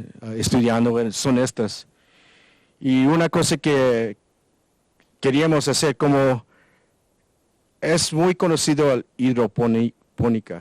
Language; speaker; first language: Spanish; non-native, learner; English